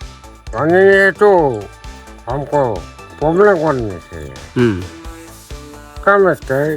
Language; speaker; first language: Hindi; non-native, local second language; Assamese